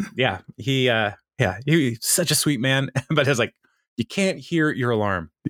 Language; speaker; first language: English; native; English